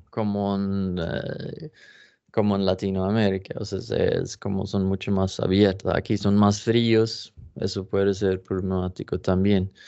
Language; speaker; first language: Spanish; non-native, learner; Norwegian